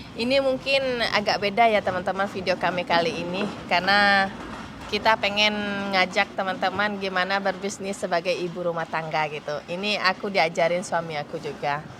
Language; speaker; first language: Indonesian; native; Indonesian